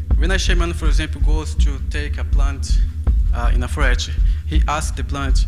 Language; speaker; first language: English; non-native, fluent; Portuguese